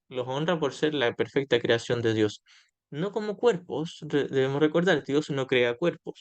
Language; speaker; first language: Spanish; native; Spanish